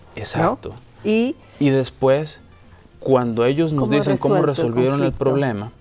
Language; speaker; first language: Spanish; native; Spanish